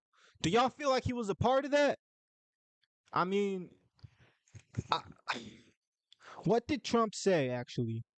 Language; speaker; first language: English; native; English